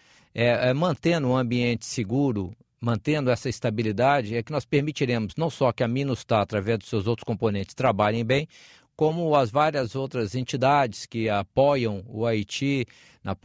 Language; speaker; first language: Portuguese; native; Portuguese